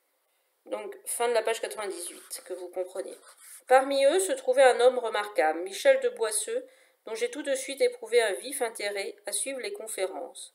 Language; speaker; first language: French; native; French